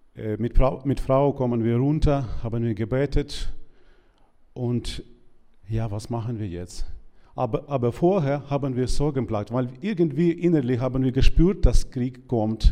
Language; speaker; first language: German; non-native, learner; Ukrainian